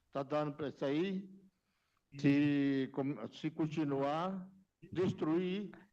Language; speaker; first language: Portuguese; non-native, local second language; Yanomámi